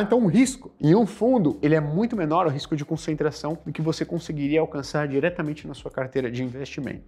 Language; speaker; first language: Portuguese; native; Portuguese